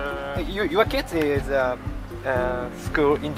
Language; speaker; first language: English; non-native, learner; Japanese